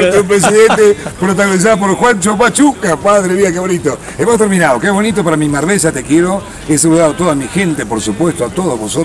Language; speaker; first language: Spanish; native; Spanish